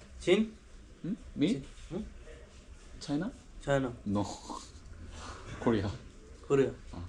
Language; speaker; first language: English; non-native, learner; Korean